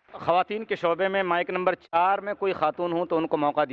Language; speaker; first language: Hindi; native; Hindi